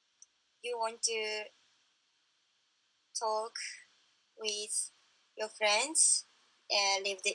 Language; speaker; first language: English; non-native, learner; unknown